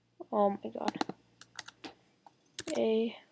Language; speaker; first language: English; native; English